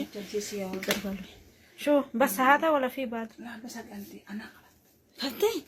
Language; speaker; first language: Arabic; non-native, learner; Amharic